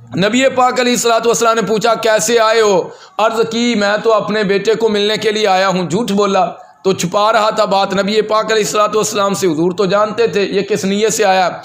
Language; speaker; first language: Urdu; non-native, local second language; Punjabi